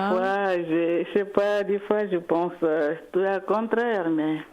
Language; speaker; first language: French; non-native, learner; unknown